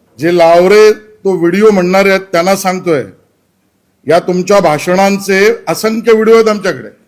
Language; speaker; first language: Marathi; native; Marathi